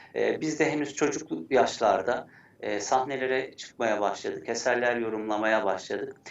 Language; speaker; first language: Turkish; early bilingual, heritage; Turkish